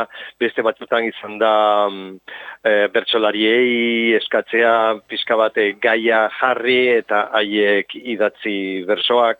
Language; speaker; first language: Basque; non-native, local second language; Spanish